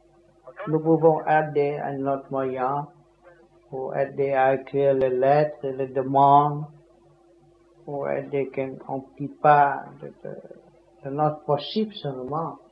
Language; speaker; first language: French; non-native, learner; Vietnamese